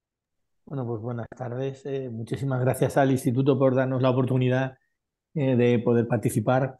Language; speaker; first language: Spanish; native; Spanish